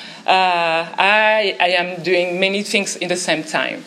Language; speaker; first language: English; non-native, fluent; French